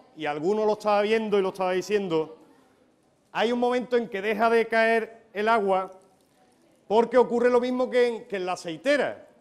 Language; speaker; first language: Spanish; native; Spanish